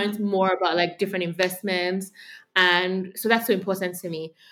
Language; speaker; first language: English; non-native, local second language; Yoruba